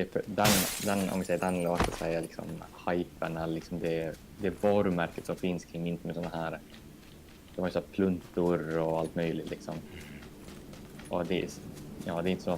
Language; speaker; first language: Swedish; native; Swedish